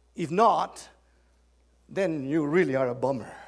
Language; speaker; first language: English; non-native, fluent; Spanish